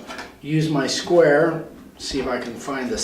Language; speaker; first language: English; native; English